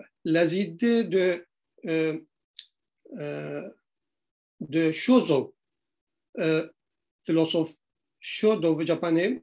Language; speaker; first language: French; non-native, learner; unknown